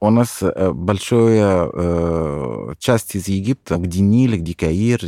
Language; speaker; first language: Russian; non-native, fluent; Arabic